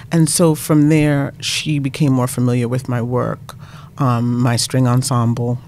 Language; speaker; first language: English; native; English